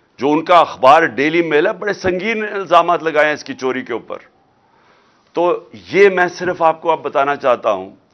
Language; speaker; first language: Urdu; non-native, local second language; Punjabi